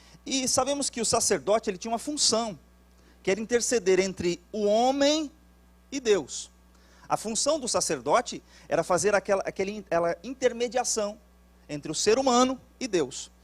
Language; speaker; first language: Portuguese; native; Portuguese